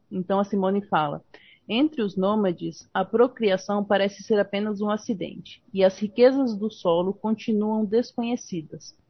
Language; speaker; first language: Portuguese; non-native, fluent; Spanish